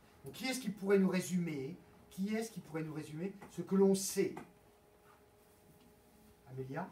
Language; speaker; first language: French; native; French